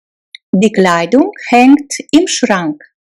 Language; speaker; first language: German; non-native, fluent; Russian